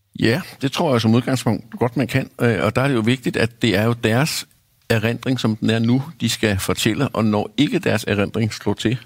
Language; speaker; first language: Danish; native; Danish